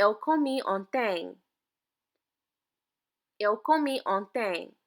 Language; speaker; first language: Portuguese; non-native, fluent; English